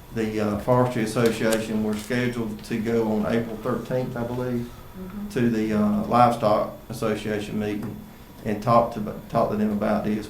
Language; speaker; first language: English; native; English